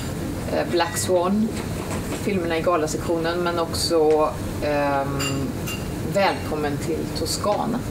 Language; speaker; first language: Swedish; native; Swedish